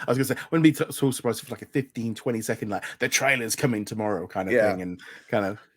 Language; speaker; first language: English; native; English